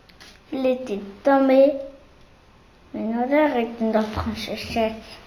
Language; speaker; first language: French; non-native, learner; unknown